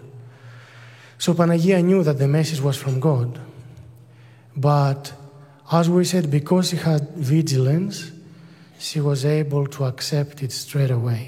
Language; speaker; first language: English; non-native, fluent; Greek